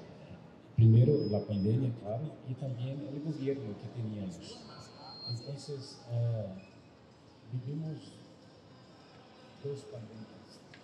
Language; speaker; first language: Spanish; non-native, fluent; Portuguese